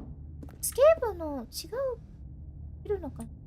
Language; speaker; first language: Japanese; non-native, fluent; English